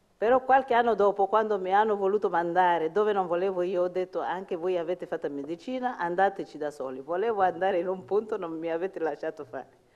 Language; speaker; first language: Italian; non-native, fluent; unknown